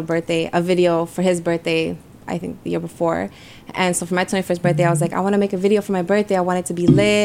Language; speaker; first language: English; early bilingual, other home language; Spanish